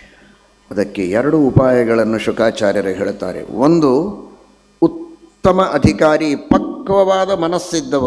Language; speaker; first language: Kannada; native; Kannada